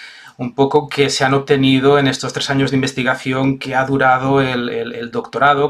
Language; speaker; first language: Spanish; native; Spanish